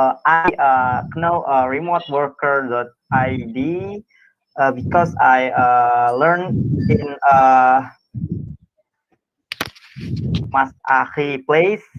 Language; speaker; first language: English; non-native, learner; Indonesian